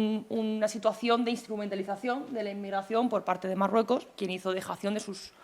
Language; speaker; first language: Spanish; native; Spanish